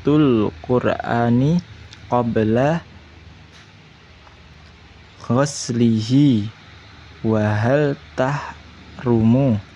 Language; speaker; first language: Arabic; non-native, learner; Indonesian